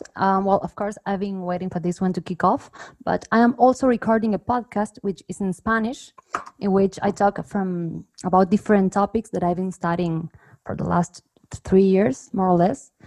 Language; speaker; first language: English; non-native, fluent; Spanish